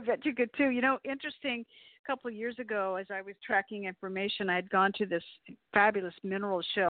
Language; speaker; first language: English; native; English